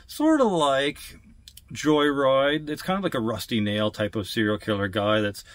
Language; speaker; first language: English; native; English